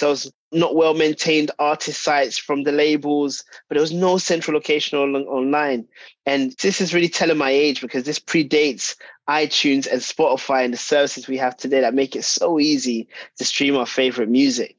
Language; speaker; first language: English; native; English